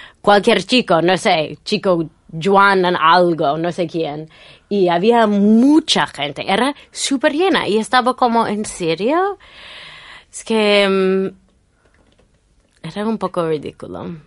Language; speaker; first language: Spanish; non-native, fluent; English